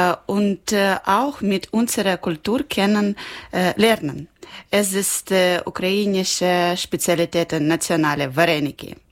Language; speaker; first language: German; non-native, learner; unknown